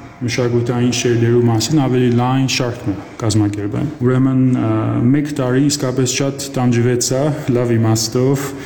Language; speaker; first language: Armenian; early bilingual, heritage; Armenian